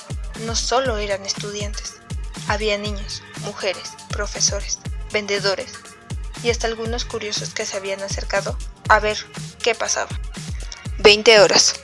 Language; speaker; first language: Spanish; native; Spanish